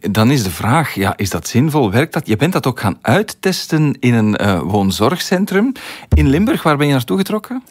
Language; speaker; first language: Dutch; native; Dutch